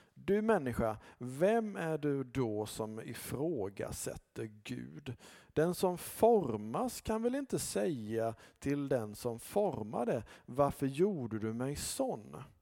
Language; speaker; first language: Swedish; native; Swedish